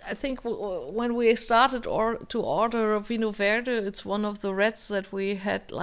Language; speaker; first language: English; non-native, fluent; German